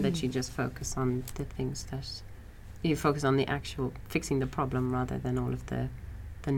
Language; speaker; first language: English; native; English